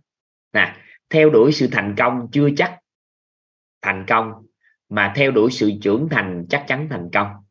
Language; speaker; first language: Vietnamese; native; Vietnamese